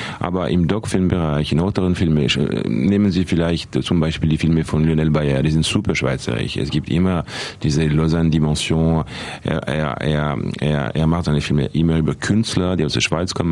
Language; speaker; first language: German; non-native, fluent; French